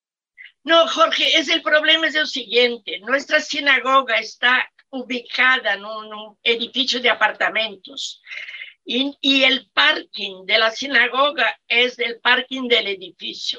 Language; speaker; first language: Spanish; non-native, fluent; Portuguese